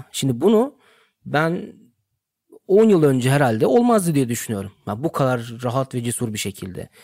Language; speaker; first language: Turkish; early bilingual, heritage; Turkish